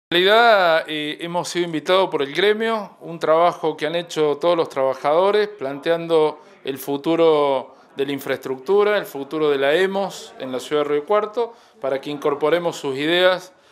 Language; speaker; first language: Spanish; native; Spanish